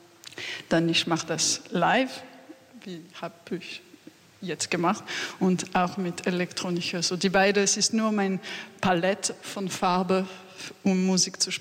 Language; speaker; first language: German; non-native, learner; French